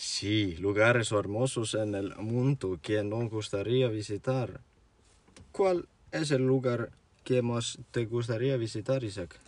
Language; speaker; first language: Spanish; non-native, learner; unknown